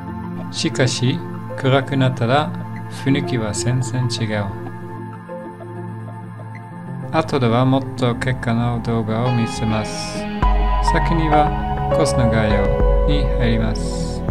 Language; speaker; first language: Japanese; non-native, learner; English